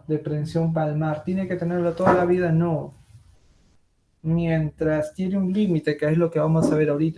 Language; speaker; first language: Spanish; native; Spanish